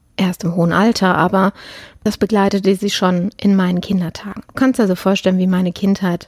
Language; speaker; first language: German; early bilingual, other home language; Polish